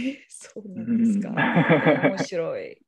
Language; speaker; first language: Japanese; non-native, learner; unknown